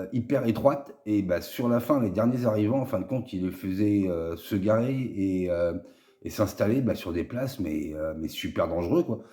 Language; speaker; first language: French; native; French